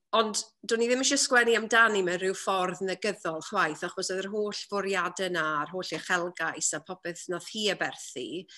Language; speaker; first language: Welsh; native; Welsh